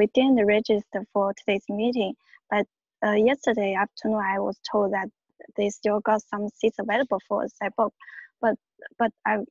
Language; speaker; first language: English; non-native, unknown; Chinese